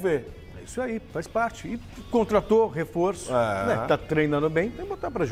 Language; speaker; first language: Portuguese; native; Portuguese